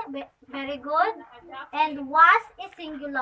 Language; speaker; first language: English; non-native, local second language; Cebuano